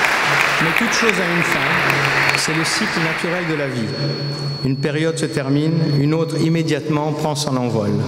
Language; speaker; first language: French; native; French